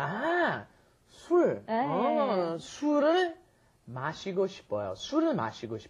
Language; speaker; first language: Korean; non-native, fluent; English